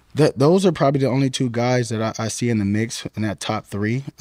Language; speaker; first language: English; native; English